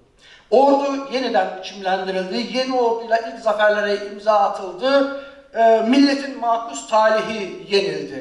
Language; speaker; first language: Turkish; native; Turkish